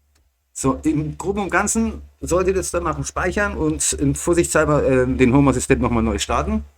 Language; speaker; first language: German; native; German